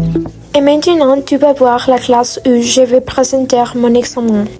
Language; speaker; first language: French; non-native, learner; Spanish